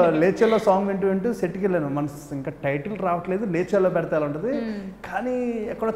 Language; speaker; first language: Telugu; native; Telugu